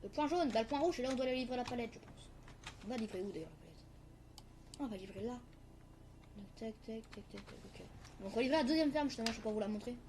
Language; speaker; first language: French; native; French